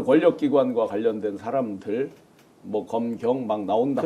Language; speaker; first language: Korean; native; Korean